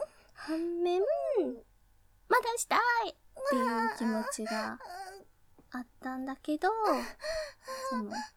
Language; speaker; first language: Japanese; native; Japanese